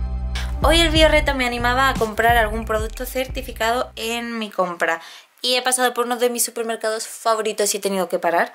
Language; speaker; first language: Spanish; native; Spanish